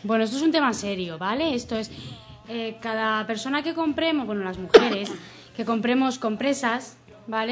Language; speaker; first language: Spanish; native; Spanish